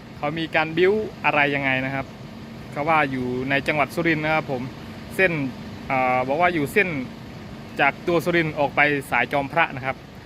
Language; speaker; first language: Thai; non-native, local second language; Northern Khmer